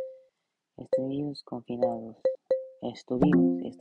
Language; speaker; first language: Spanish; non-native, learner; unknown